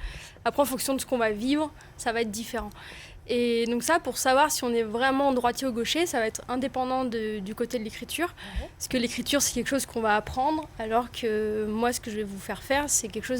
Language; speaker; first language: French; native; French